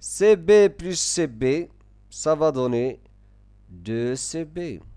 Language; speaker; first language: French; non-native, local second language; Arabic